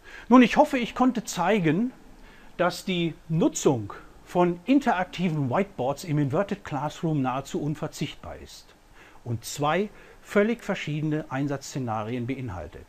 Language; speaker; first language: German; native; German